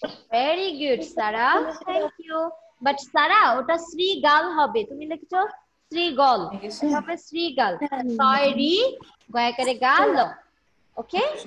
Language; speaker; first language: English; non-native, local second language; Bangla